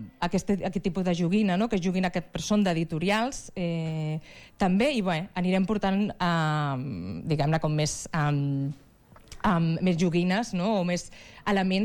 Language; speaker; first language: Catalan; native; Catalan